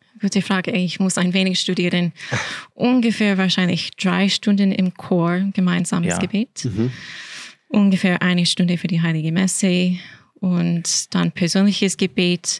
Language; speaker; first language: German; non-native, fluent; English